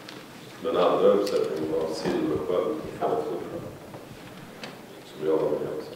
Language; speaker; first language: Swedish; native; Swedish